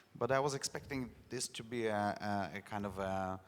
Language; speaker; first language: English; non-native, fluent; Polish